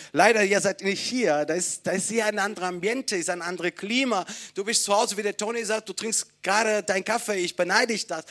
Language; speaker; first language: German; non-native, fluent; Italian